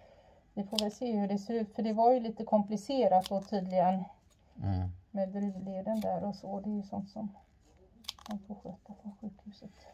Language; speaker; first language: Swedish; native; Swedish